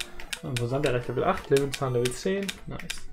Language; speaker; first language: German; native; German